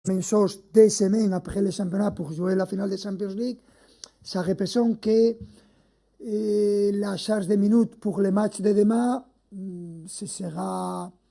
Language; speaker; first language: French; non-native, fluent; Spanish